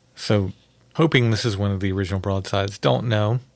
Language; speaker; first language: English; native; English